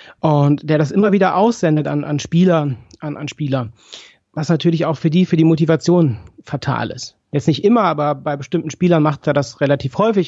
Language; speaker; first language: German; native; German